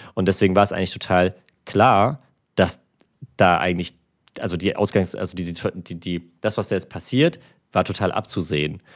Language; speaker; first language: German; early bilingual, other home language; Armenian